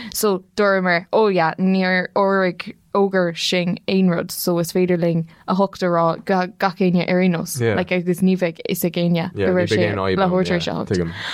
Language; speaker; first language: Irish; non-native, local second language; English